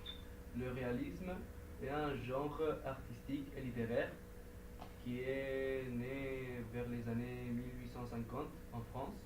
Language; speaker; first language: French; non-native, learner; Spanish